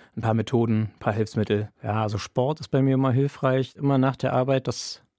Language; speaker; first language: German; native; German